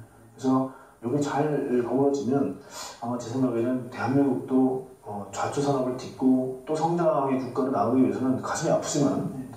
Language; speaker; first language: Korean; native; Korean